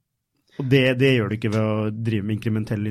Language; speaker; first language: Norwegian; native; Norwegian